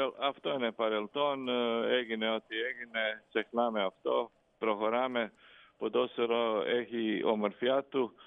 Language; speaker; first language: Greek; non-native, fluent; Croatian